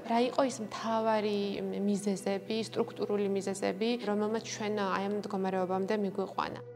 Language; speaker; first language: Georgian; native; Georgian